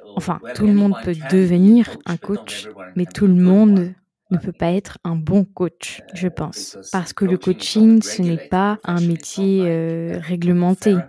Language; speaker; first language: French; non-native, fluent; Swedish